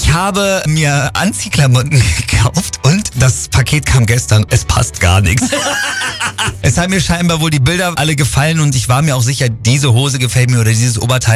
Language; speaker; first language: German; native; German